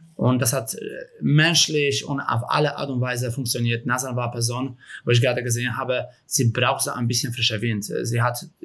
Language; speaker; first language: German; non-native, fluent; Polish